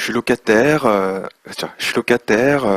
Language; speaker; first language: French; non-native, fluent; Korean